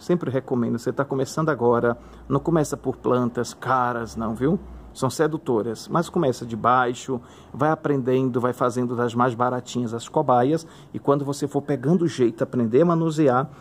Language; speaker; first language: Portuguese; native; Portuguese